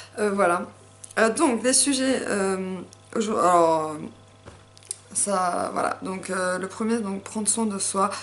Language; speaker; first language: French; native; French